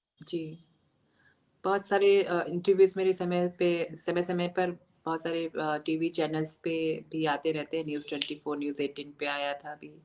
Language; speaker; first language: Hindi; native; Hindi